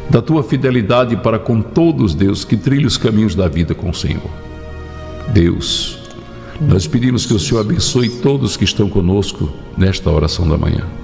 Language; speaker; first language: Portuguese; native; Portuguese